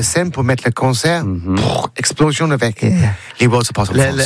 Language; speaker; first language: French; non-native, learner; English